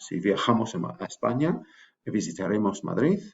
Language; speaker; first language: Spanish; non-native, fluent; English